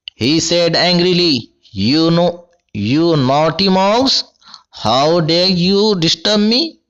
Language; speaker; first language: English; non-native, local second language; Urdu